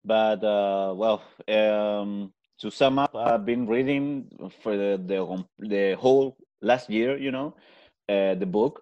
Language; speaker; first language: English; non-native, fluent; Spanish